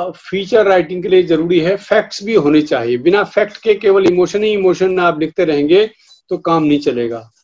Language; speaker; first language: Hindi; native; Hindi